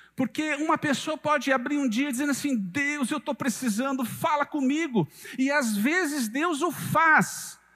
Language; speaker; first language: Portuguese; native; Portuguese